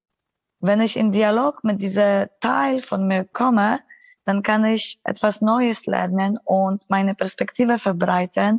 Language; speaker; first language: German; non-native, fluent; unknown